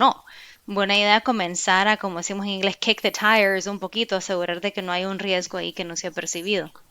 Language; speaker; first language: Spanish; native; Spanish